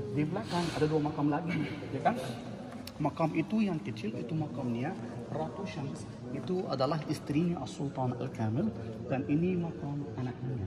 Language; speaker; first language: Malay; non-native, fluent; Arabic